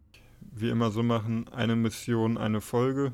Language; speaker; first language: German; native; German